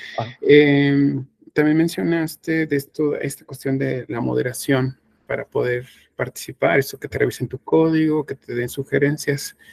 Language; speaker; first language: Spanish; native; Spanish